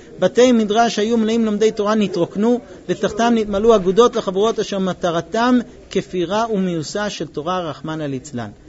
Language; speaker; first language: Hebrew; non-native, fluent; English